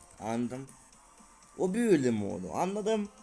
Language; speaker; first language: Turkish; non-native, learner; Russian